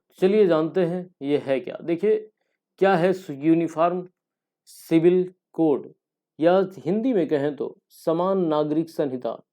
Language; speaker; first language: Hindi; native; Hindi